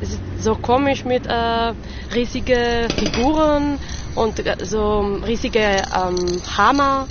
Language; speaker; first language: German; non-native, learner; French